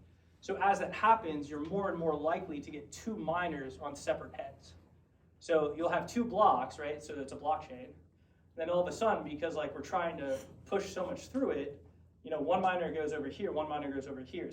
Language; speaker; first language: English; native; English